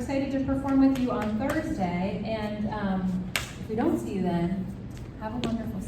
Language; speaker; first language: English; native; English